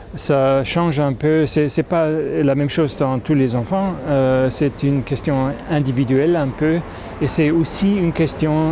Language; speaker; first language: French; non-native, fluent; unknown